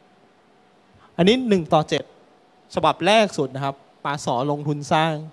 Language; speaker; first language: Thai; native; Thai